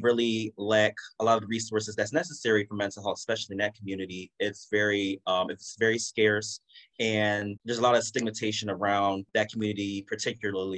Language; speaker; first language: English; native; English